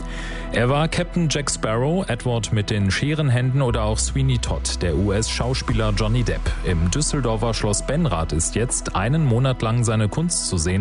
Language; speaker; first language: German; native; German